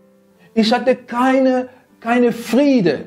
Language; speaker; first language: German; non-native, fluent; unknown